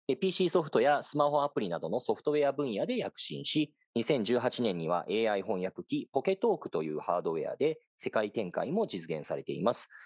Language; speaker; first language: Japanese; native; Japanese